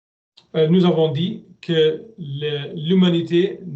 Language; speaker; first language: French; non-native, learner; German